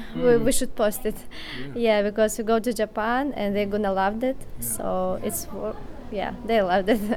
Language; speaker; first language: English; non-native, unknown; Russian